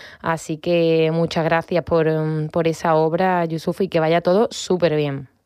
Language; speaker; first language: Spanish; native; Spanish